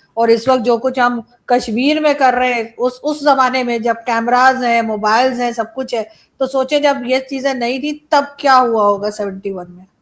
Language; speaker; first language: Hindi; native; Hindi